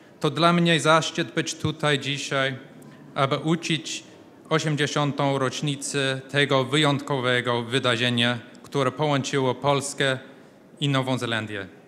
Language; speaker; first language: Polish; non-native, fluent; English